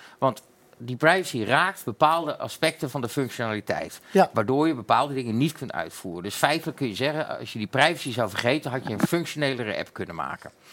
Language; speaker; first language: Dutch; native; Dutch